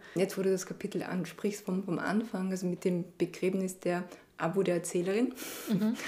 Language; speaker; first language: German; early bilingual, other home language; Chinese